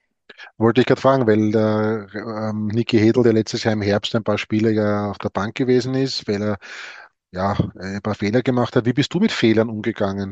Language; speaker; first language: German; native; German